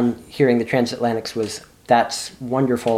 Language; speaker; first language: English; native; English